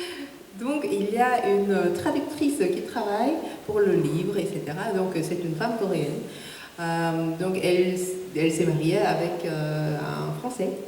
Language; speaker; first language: French; non-native, fluent; Korean